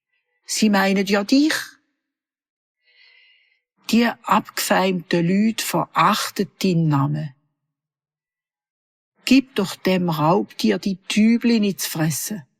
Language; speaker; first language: German; native; German